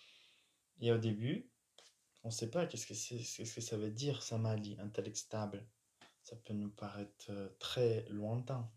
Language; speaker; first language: French; non-native, fluent; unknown